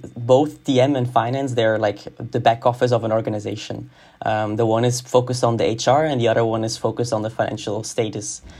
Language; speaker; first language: English; non-native, fluent; Dutch